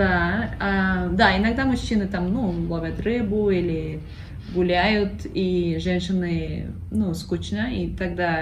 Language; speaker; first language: Russian; early bilingual, heritage; Russian